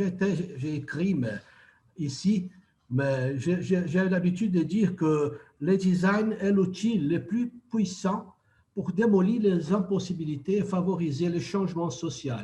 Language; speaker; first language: French; non-native, fluent; Portuguese